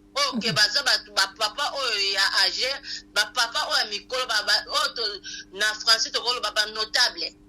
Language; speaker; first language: Lingala; non-native, local second language; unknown